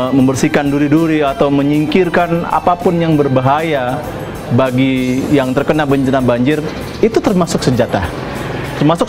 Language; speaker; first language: Indonesian; native; Indonesian